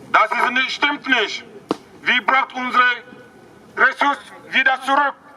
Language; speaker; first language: German; non-native, learner; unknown